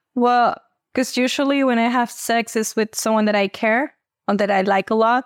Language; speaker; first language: English; non-native, fluent; Spanish